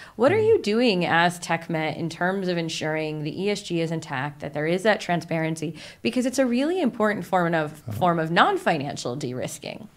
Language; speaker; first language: English; native; English